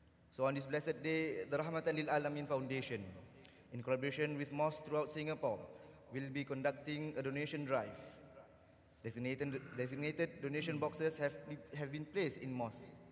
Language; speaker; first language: English; non-native, local second language; Malay